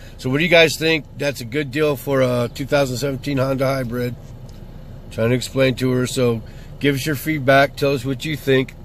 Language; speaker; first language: English; native; English